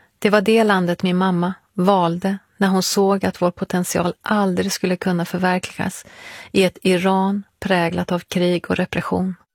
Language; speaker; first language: Swedish; early bilingual, other home language; Persian